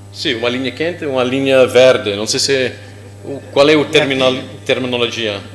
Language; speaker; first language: Portuguese; non-native, learner; English